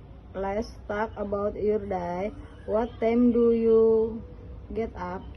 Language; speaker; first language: English; non-native, learner; Indonesian